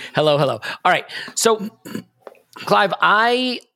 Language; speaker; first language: English; native; English